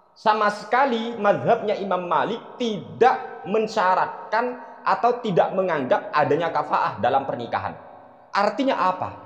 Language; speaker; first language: Indonesian; non-native, local second language; Madurese